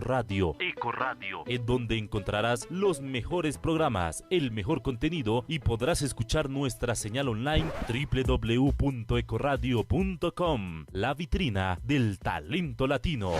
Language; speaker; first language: Spanish; native; Spanish